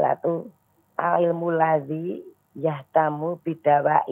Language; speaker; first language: Arabic; non-native, learner; Indonesian